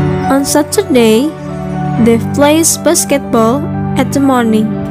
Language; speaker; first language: English; non-native, learner; Indonesian